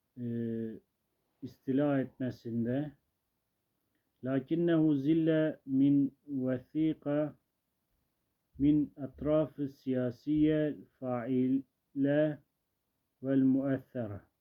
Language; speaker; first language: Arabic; non-native, learner; Turkish